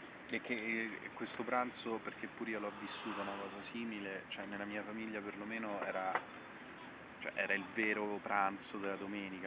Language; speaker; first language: Italian; non-native, fluent; English